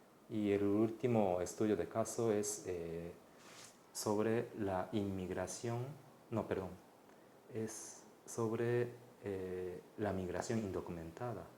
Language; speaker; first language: Spanish; non-native, fluent; Japanese